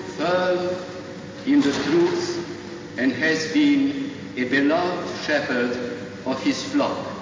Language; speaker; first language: English; non-native, fluent; Russian